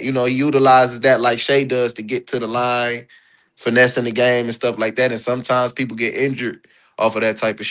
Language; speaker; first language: English; native; English